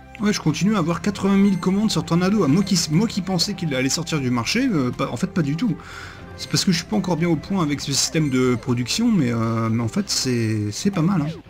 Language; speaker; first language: French; native; French